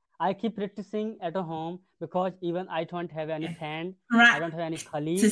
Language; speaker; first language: English; non-native, learner; Hindi